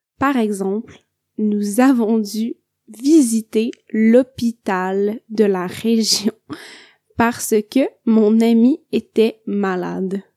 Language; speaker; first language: French; native; French